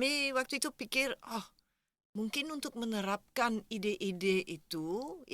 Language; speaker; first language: Indonesian; non-native, fluent; Dutch